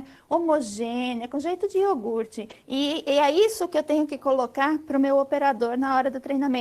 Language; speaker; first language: Portuguese; native; Portuguese